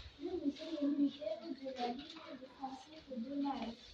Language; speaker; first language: French; non-native, learner; Arabic